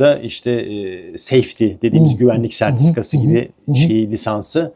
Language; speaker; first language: Turkish; native; Turkish